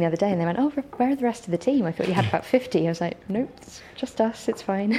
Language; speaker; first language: English; native; English